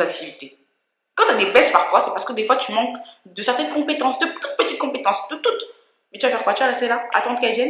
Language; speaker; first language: French; native; French